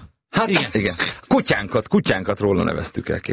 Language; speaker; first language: Hungarian; native; Hungarian